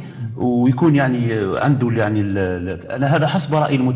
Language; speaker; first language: Arabic; native; Arabic